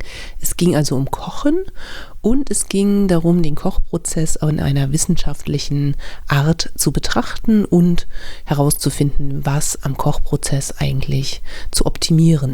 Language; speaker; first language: German; native; German